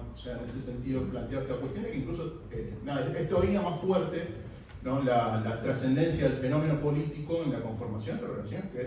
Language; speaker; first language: Spanish; native; Spanish